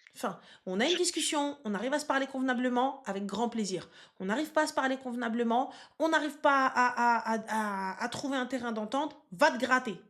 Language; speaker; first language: French; native; French